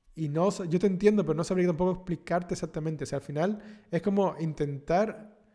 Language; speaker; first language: Spanish; native; Spanish